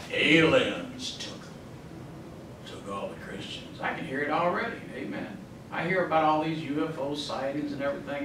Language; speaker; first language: English; native; English